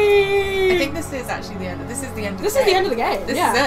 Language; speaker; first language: English; native; English